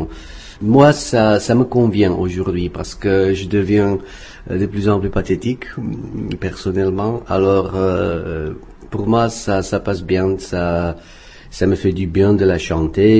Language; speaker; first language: French; non-native, fluent; Czech